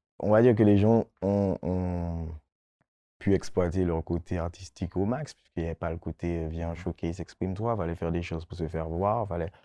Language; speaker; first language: French; non-native, local second language; Guadeloupean Creole French